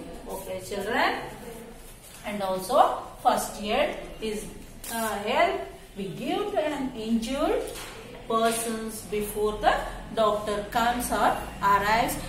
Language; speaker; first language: English; non-native, local second language; Kannada